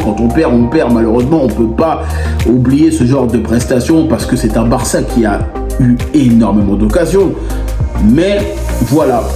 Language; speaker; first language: French; native; French